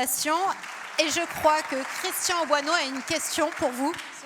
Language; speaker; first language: French; native; French